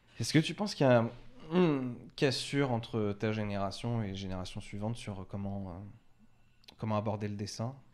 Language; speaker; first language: French; native; French